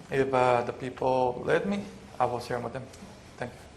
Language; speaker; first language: English; non-native, fluent; Spanish